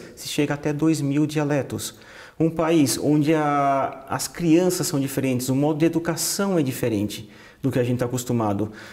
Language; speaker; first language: Portuguese; native; Portuguese